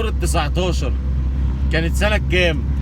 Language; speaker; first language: Arabic; native; Arabic